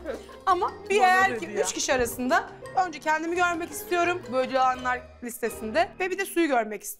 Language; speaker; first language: Turkish; native; Turkish